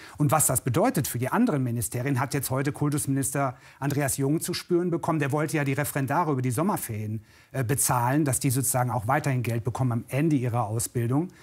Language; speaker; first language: German; native; German